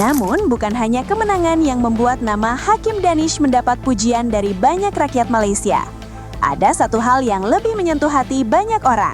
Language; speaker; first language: Indonesian; native; Indonesian